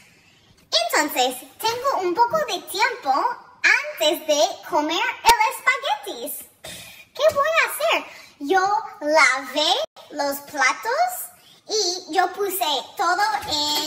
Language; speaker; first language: Spanish; non-native, learner; English